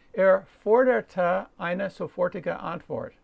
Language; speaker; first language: German; non-native, learner; English